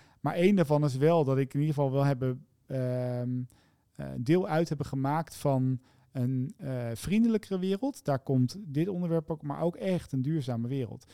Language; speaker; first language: Dutch; native; Dutch